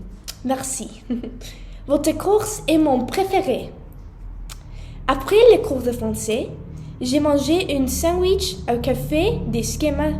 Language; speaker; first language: French; non-native, learner; English